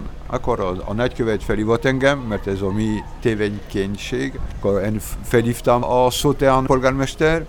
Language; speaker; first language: Hungarian; non-native, learner; French